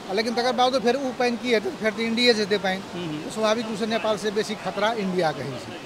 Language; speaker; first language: Maithili; native; Maithili